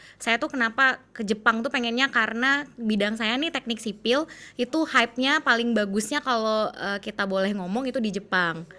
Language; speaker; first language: Indonesian; native; Indonesian